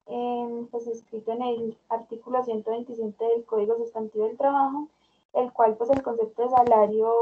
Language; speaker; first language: Spanish; native; Spanish